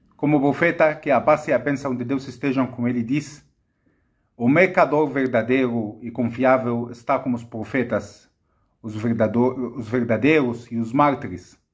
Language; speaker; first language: Portuguese; non-native, fluent; Arabic